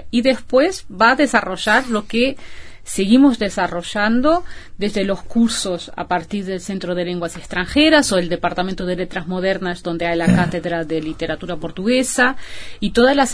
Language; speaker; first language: Spanish; non-native, fluent; Portuguese